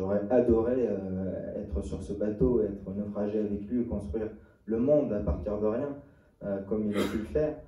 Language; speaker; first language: French; non-native, local second language; Arabic